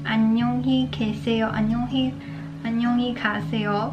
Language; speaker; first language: Korean; non-native, learner; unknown